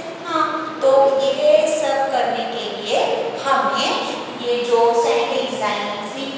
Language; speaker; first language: Hindi; native; Hindi